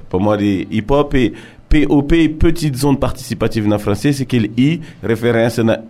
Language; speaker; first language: Portuguese; early bilingual, heritage; French